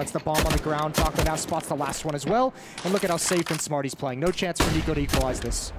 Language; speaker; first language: English; native; English